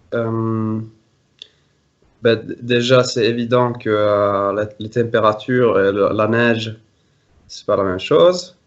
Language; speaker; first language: French; non-native, fluent; Norwegian